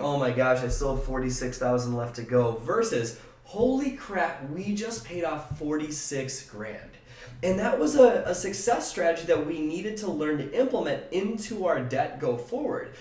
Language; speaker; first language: English; native; English